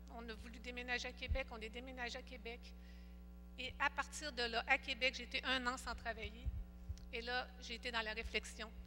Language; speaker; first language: French; native; French